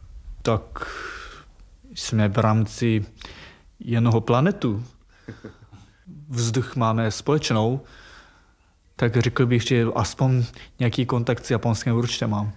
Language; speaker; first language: Czech; non-native, fluent; Japanese